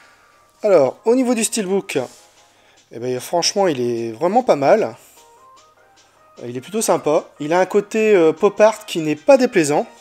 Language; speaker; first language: French; native; French